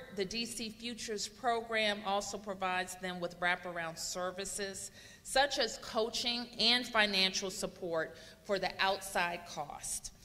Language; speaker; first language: English; native; English